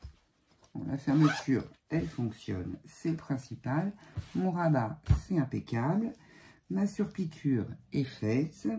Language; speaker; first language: French; native; French